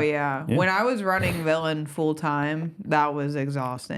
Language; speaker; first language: English; native; English